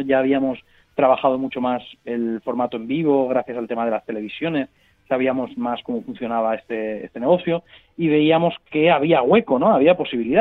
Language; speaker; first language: Spanish; native; Spanish